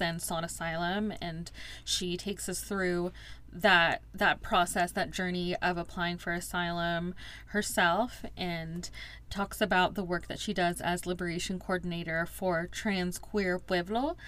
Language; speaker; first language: English; early bilingual, other home language; Spanish